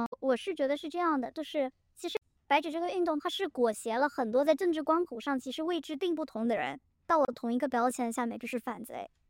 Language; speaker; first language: Chinese; native; Chinese